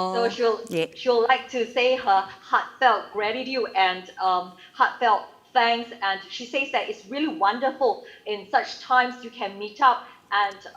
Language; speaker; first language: English; non-native, fluent; Korean